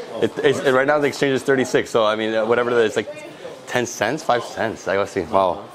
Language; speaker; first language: English; early bilingual, other home language; Spanish